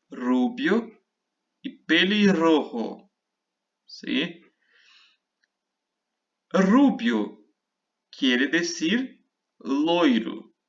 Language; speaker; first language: Spanish; non-native, fluent; Portuguese